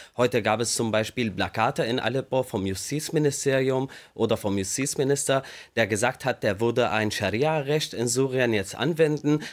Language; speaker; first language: German; non-native, fluent; Arabic